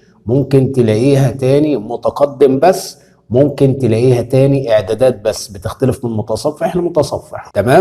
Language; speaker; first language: Arabic; native; Arabic